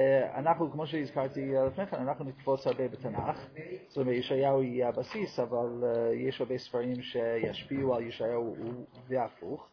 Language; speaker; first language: Hebrew; non-native, fluent; English